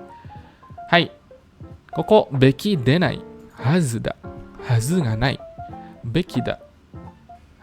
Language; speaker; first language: Japanese; non-native, fluent; Indonesian